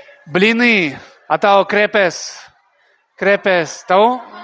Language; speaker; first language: Indonesian; non-native, learner; Russian